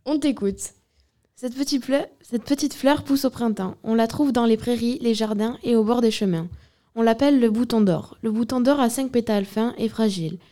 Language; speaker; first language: French; native; French